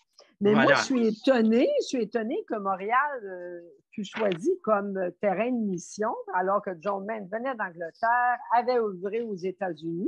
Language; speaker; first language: French; native; French